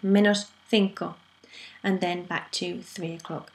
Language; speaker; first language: English; native; English